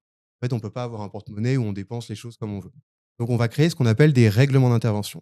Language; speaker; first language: French; native; French